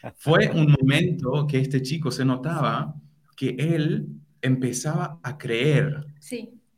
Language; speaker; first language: Spanish; non-native, fluent; German